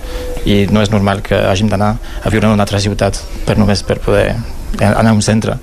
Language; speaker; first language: Catalan; non-native, local second language; Spanish